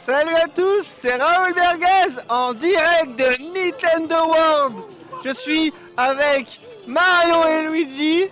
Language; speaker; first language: French; native; French